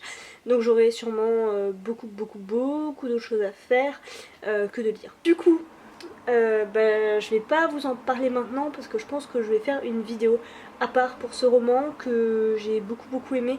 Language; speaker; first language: French; native; French